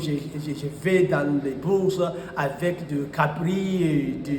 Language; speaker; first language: French; non-native, fluent; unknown